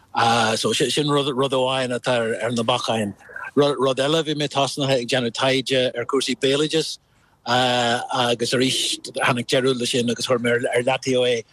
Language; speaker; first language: Irish; non-native, local second language; English